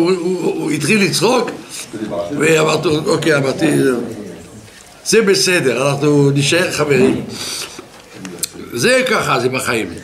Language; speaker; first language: Hebrew; non-native, fluent; French